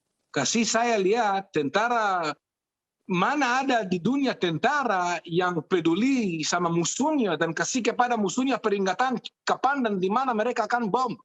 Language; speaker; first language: Indonesian; non-native, fluent; Hebrew